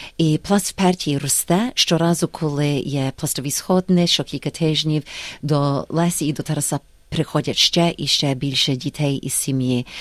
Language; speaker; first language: Ukrainian; early bilingual, heritage; Ukrainian